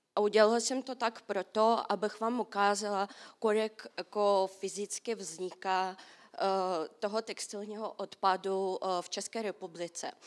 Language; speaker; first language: Czech; non-native, fluent; Russian